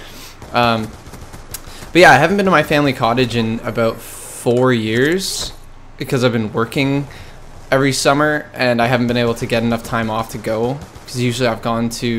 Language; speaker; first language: English; native; English